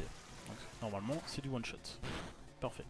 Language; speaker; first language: French; native; French